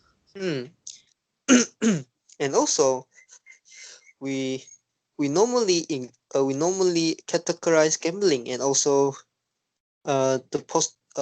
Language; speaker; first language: English; non-native, learner; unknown